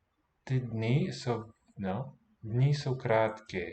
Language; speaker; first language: Czech; non-native, learner; English